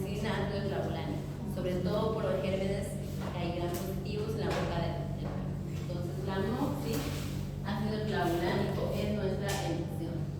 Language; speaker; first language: Spanish; native; Spanish